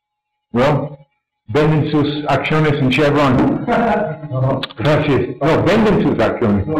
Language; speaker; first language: Spanish; non-native, learner; English